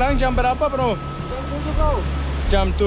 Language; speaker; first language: Indonesian; non-native, learner; Danish